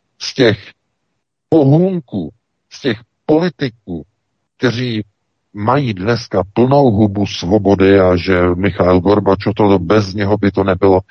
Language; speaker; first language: Czech; native; Czech